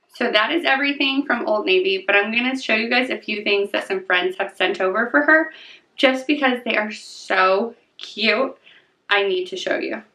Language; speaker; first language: English; native; English